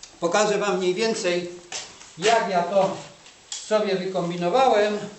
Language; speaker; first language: Polish; native; Polish